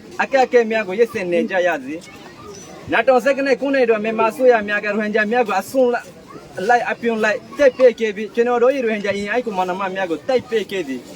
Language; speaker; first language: Burmese; non-native, local second language; Rohingya